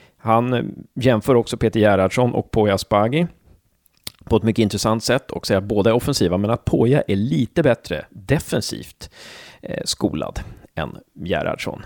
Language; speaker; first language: Swedish; native; Swedish